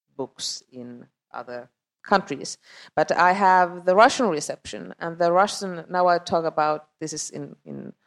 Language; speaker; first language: English; non-native, fluent; Finnish